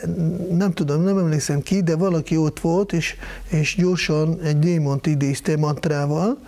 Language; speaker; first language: Hungarian; non-native, fluent; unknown